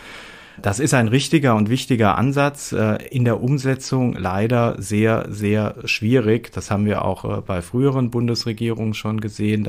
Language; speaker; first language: German; native; German